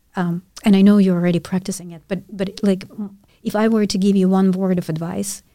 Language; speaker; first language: English; non-native, fluent; Russian